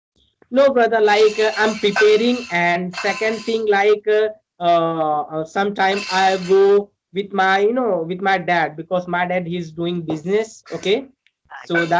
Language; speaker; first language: English; non-native, learner; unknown